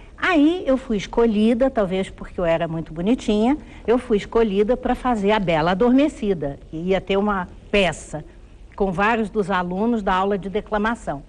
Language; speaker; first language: Portuguese; early bilingual, other home language; German